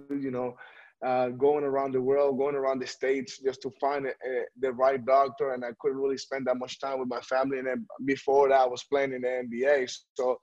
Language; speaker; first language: English; non-native, fluent; Spanish